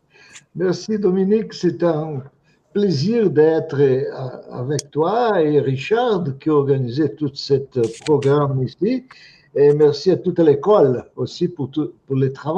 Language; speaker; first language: French; non-native, fluent; Portuguese